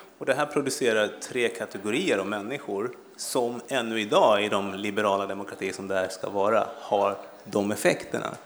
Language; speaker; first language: Swedish; early bilingual, other home language; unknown